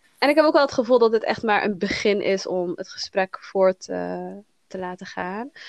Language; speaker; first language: Dutch; early bilingual, other home language; Somali